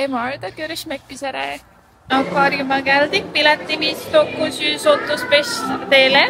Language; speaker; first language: Turkish; non-native, learner; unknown